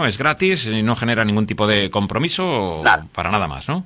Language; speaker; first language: Spanish; native; Spanish